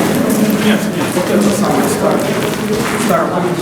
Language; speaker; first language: Russian; native; Russian